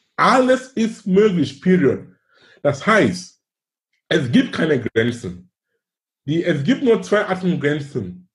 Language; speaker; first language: German; non-native, fluent; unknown